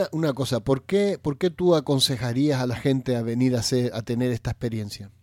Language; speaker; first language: Spanish; native; Spanish